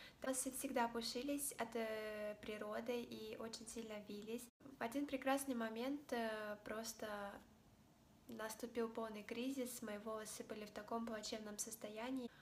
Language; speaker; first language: Russian; native; Russian